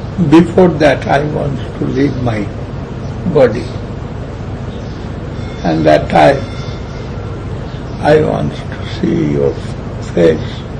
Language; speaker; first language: English; non-native, local second language; Bangla